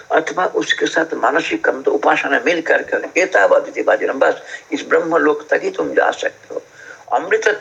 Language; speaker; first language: Hindi; native; Hindi